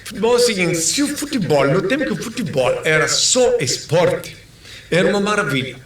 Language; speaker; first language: Portuguese; native; Portuguese